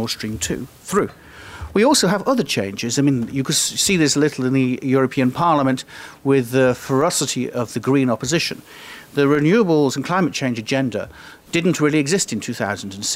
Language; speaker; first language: English; native; English